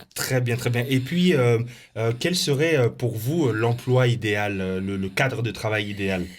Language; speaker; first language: French; native; French